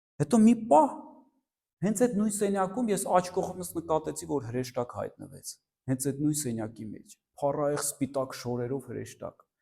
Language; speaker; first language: Armenian; early bilingual, heritage; Armenian